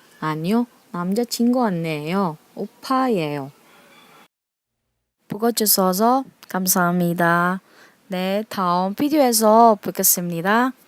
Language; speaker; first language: Korean; non-native, learner; Filipino